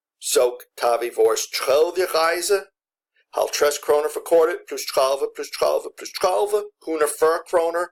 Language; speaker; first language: Danish; non-native, fluent; English